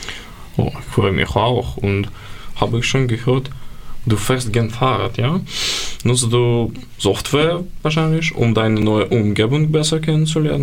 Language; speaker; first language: German; non-native, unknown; Ukrainian